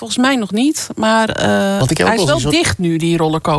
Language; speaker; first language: Dutch; native; Dutch